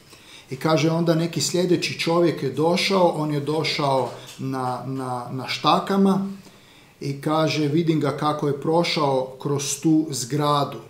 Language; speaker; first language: Croatian; native; Croatian